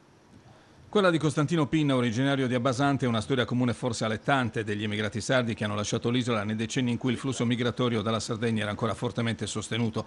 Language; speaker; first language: Italian; native; Italian